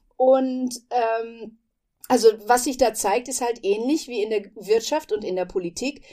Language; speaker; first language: German; native; German